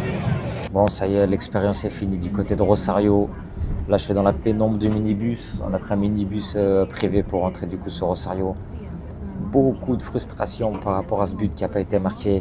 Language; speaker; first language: French; native; French